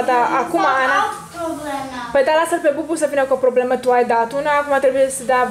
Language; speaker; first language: Romanian; native; Romanian